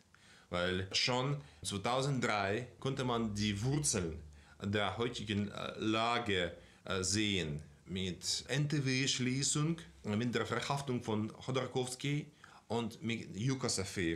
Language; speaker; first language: German; non-native, fluent; Russian